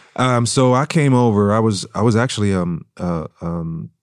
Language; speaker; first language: English; non-native, fluent; German